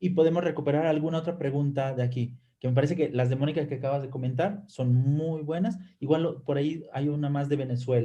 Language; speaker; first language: Spanish; native; Spanish